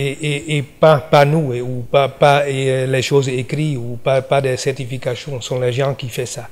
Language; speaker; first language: French; non-native, learner; Dutch